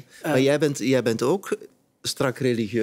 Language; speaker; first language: Dutch; native; Dutch